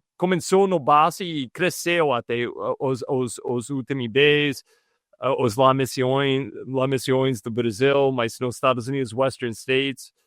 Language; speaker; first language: Portuguese; non-native, fluent; English